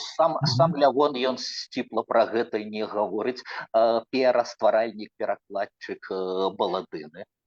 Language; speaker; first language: Belarusian; native; Belarusian